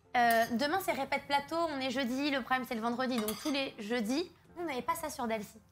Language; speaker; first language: French; native; French